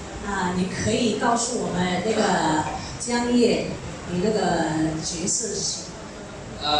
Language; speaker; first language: Chinese; early bilingual, heritage; Chinese